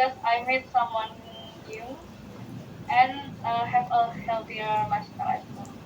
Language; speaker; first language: English; non-native, learner; Indonesian